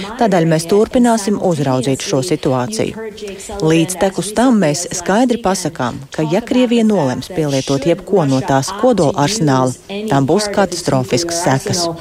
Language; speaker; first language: Latvian; native; Latvian